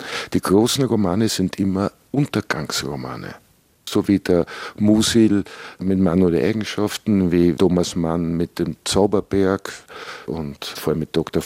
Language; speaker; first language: German; native; German